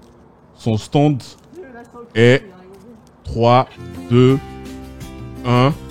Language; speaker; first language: French; native; French